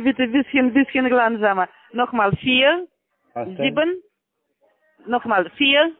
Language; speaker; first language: German; non-native, learner; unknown